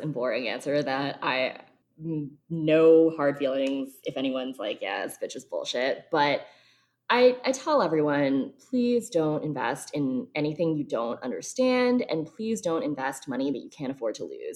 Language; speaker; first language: English; early bilingual, other home language; Chinese